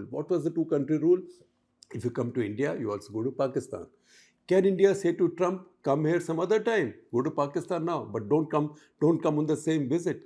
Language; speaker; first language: English; non-native, local second language; Hindi